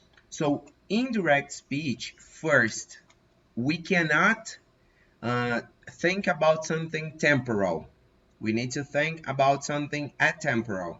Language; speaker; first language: English; non-native, fluent; Portuguese